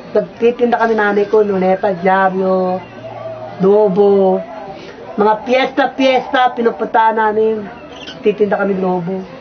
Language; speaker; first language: Filipino; native; Filipino